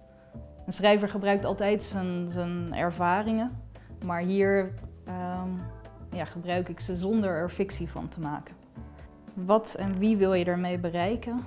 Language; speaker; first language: Dutch; native; Dutch